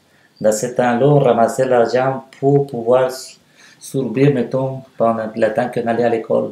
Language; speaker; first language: French; non-native, fluent; Spanish